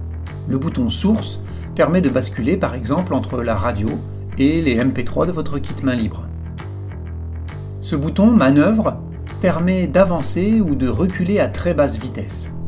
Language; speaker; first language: French; native; French